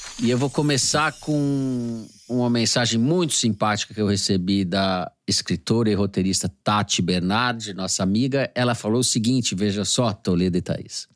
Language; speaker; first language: Portuguese; native; Portuguese